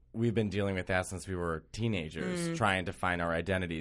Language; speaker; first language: English; native; English